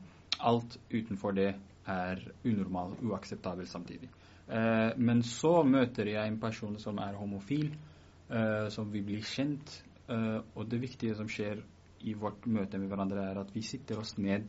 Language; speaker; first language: Norwegian; early bilingual, other home language; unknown